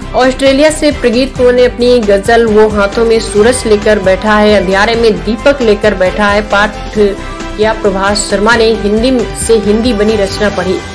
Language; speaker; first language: Hindi; native; Hindi